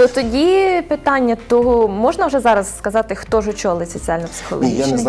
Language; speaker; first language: Ukrainian; native; Ukrainian